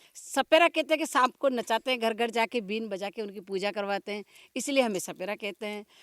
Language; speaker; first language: Hindi; non-native, local second language; Rajasthani